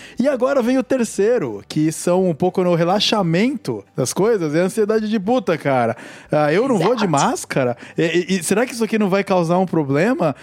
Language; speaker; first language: Portuguese; native; Portuguese